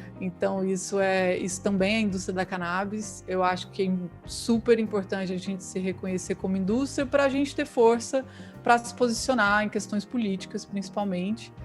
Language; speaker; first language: Portuguese; native; Portuguese